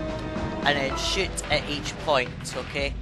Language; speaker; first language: English; native; English